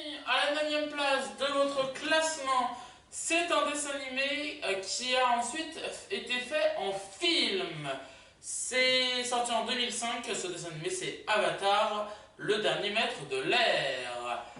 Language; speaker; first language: French; native; French